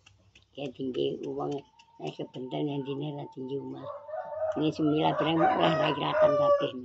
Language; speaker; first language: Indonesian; non-native, local second language; Javanese